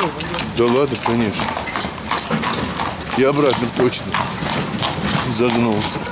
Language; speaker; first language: Russian; native; Russian